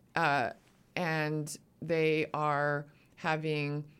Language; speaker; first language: English; native; English